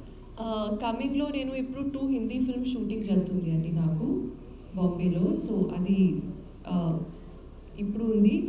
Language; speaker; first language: Telugu; non-native, learner; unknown